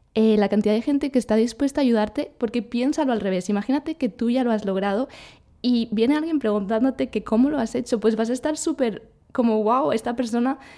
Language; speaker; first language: Spanish; native; Spanish